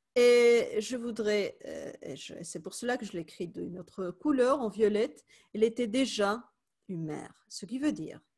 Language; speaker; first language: French; non-native, fluent; Spanish